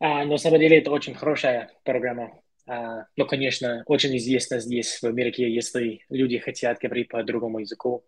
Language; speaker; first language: Russian; non-native, learner; English